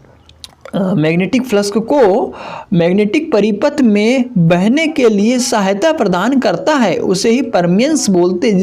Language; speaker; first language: Hindi; native; Hindi